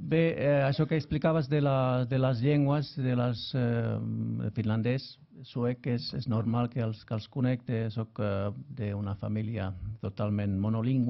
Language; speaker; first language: Catalan; non-native, fluent; Finnish